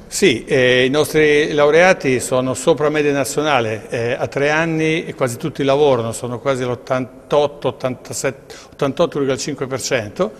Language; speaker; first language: Italian; native; Italian